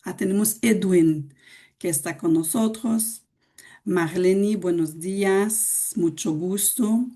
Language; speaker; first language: Spanish; non-native, fluent; French